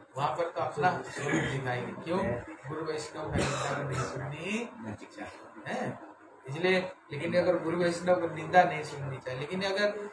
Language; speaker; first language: Hindi; non-native, local second language; Bangla